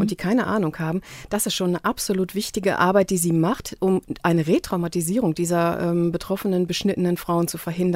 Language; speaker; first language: German; native; German